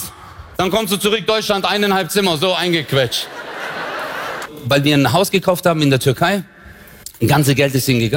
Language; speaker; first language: German; early bilingual, other home language; Turkish